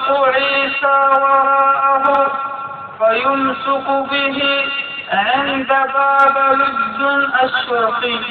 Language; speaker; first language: Arabic; native; Arabic